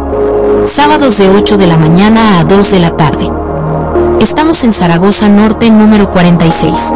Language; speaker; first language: Spanish; native; Spanish